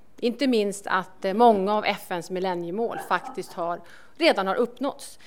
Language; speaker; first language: Swedish; native; Swedish